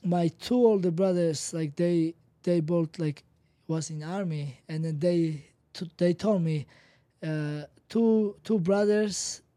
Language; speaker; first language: English; non-native, learner; Georgian